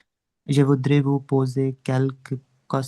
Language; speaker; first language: French; non-native, learner; Punjabi